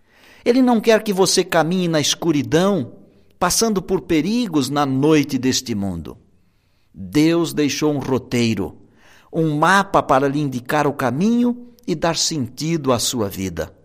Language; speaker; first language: Portuguese; native; Portuguese